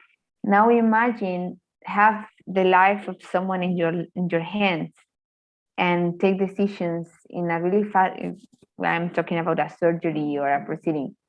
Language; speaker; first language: English; non-native, fluent; Spanish